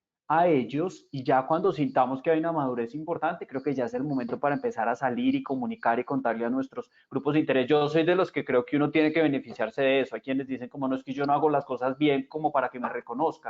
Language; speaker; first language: Spanish; native; Spanish